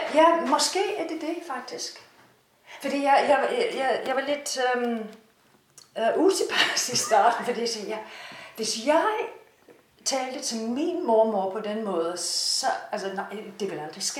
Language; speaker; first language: Danish; non-native, fluent; English